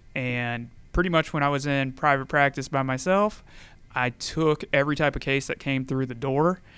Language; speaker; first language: English; native; English